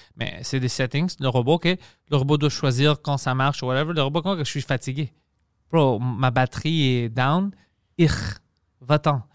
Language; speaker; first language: French; non-native, fluent; Greek